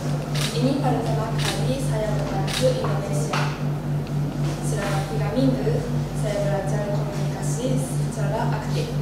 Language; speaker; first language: Indonesian; non-native, learner; Japanese